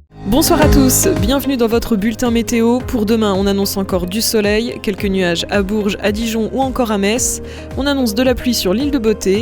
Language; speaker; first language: French; native; French